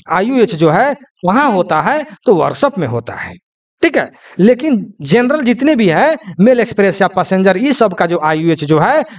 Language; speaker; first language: Hindi; native; Hindi